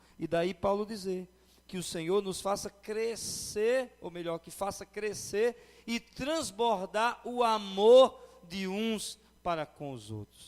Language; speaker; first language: Portuguese; native; Portuguese